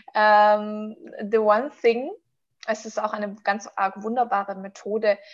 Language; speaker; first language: German; native; German